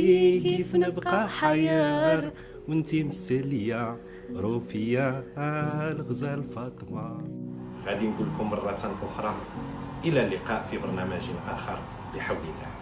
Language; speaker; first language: Arabic; native; Arabic